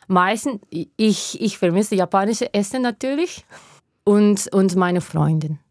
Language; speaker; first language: German; non-native, learner; Japanese